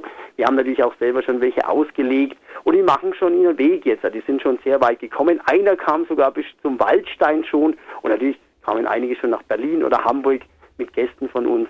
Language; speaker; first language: German; native; German